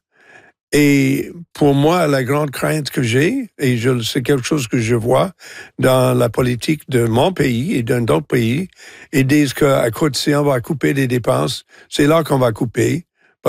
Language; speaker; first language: French; non-native, local second language; English